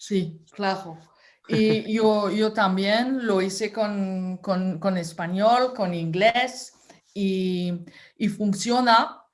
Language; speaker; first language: Spanish; non-native, fluent; French